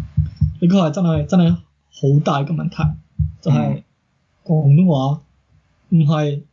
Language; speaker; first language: Cantonese; non-native, learner; English